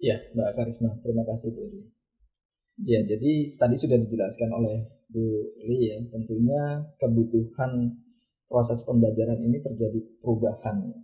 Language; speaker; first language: Indonesian; native; Indonesian